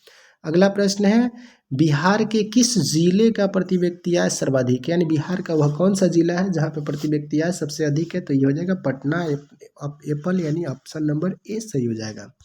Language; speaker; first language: Hindi; non-native, local second language; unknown